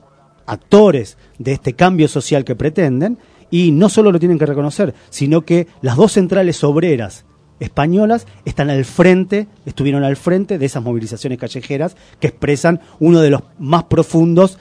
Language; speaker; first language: Spanish; native; Spanish